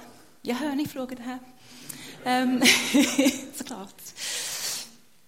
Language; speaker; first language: Swedish; non-native, fluent; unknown